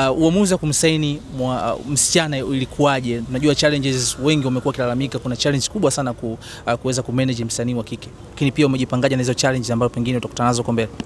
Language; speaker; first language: Swahili; native; Swahili